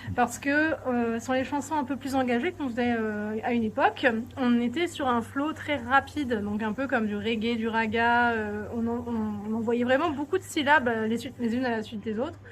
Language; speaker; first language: French; native; French